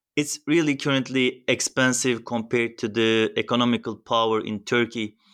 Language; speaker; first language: English; non-native, fluent; Turkish